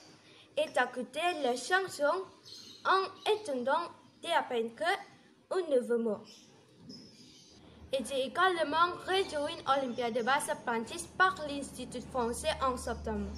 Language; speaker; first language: French; non-native, learner; Indonesian